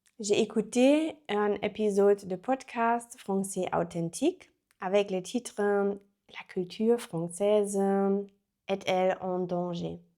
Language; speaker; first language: French; non-native, learner; German